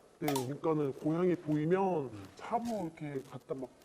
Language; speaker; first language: Korean; native; Korean